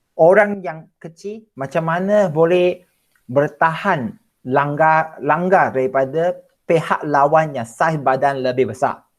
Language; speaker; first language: Malay; non-native, local second language; Chinese